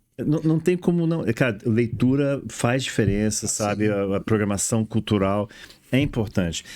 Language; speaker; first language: Portuguese; early bilingual, other home language; English